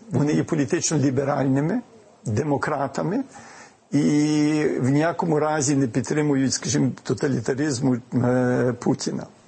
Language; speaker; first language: Ukrainian; early bilingual, heritage; Ukrainian